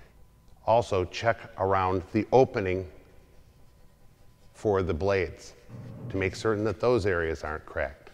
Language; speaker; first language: English; native; English